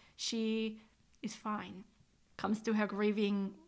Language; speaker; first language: English; non-native, fluent; Swiss German